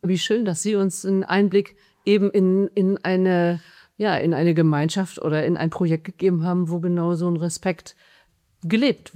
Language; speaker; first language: German; native; German